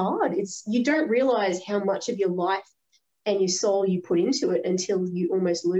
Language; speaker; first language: English; native; English